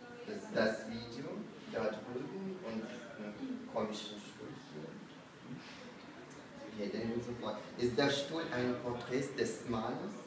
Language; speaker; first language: German; non-native, fluent; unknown